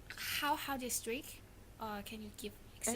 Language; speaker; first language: English; non-native, learner; Thai